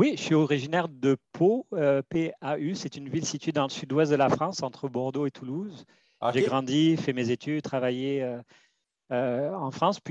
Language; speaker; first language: French; native; French